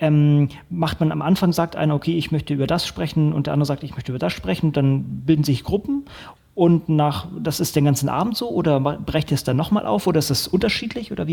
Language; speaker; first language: German; native; German